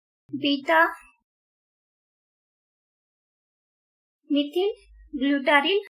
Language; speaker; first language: English; non-native, local second language; Marathi